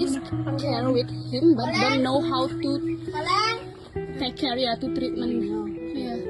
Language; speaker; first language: English; non-native, learner; Indonesian